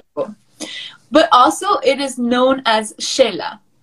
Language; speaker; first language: English; early bilingual, other home language; Spanish